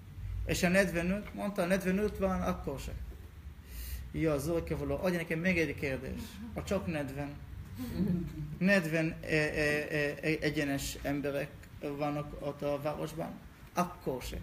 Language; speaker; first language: Hungarian; non-native, learner; Hebrew